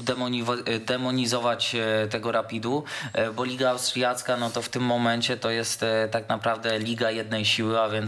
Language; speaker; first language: Polish; native; Polish